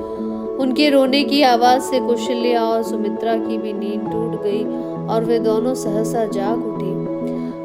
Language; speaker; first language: Hindi; native; Hindi